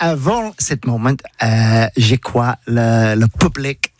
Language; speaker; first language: French; non-native, learner; English